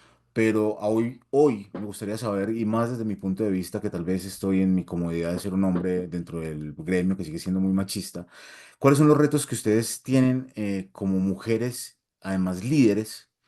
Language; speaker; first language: Spanish; native; Spanish